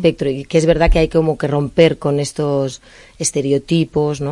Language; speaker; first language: Spanish; native; Spanish